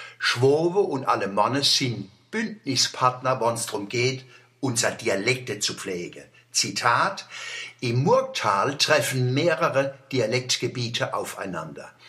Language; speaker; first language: German; native; German